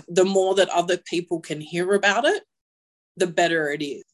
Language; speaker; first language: English; native; English